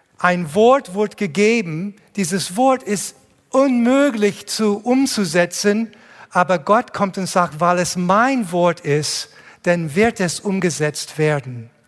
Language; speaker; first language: German; non-native, fluent; English